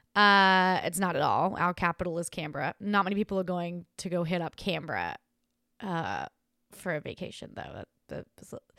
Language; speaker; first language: English; native; English